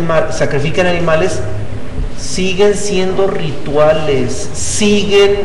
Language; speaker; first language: Spanish; native; Spanish